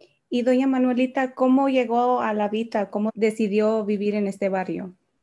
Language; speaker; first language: Spanish; early bilingual, heritage; Spanish